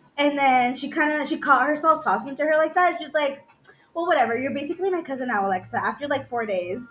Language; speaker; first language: English; early bilingual, other home language; Spanish